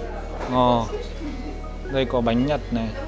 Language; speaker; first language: Vietnamese; native; Vietnamese